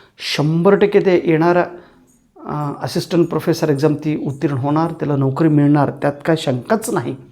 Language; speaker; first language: Marathi; non-native, local second language; Kannada